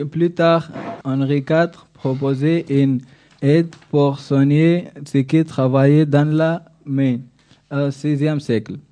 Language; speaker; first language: French; non-native, learner; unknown